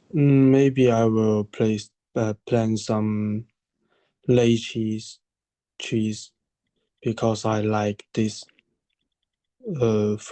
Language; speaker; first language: English; non-native, learner; Chinese